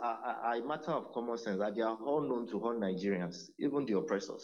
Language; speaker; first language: English; non-native, local second language; Yoruba